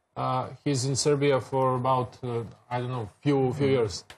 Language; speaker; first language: English; non-native, learner; Serbian